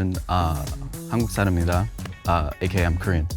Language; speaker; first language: Korean; early bilingual, heritage; English